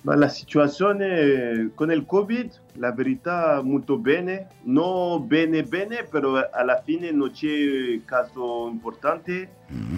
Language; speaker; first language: Italian; non-native, learner; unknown